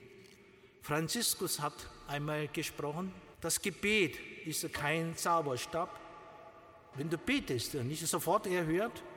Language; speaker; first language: German; non-native, learner; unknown